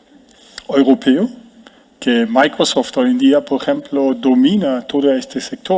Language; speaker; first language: Spanish; non-native, fluent; German